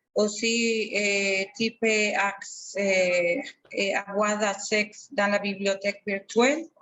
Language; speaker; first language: French; non-native, learner; Spanish